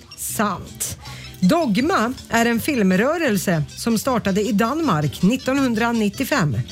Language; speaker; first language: Swedish; native; Swedish